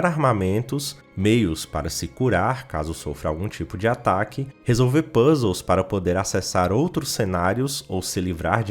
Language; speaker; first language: Portuguese; native; Portuguese